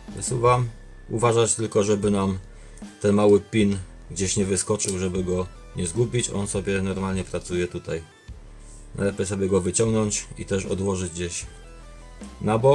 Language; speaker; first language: Polish; native; Polish